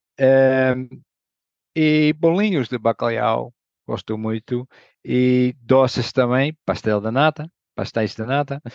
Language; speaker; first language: Portuguese; non-native, learner; Dutch